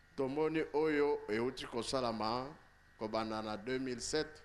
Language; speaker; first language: Lingala; non-native, local second language; Kongo